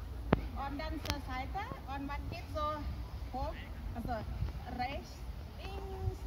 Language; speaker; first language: German; non-native, fluent; Thai